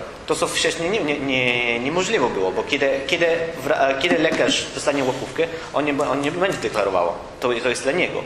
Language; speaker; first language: Polish; non-native, learner; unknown